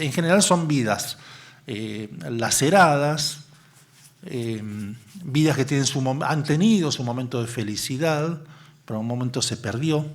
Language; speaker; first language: Spanish; native; Spanish